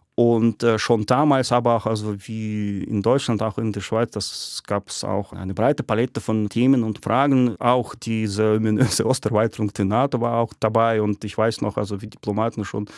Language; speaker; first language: German; non-native, fluent; Russian